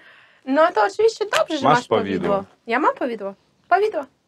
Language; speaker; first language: Polish; non-native, fluent; Russian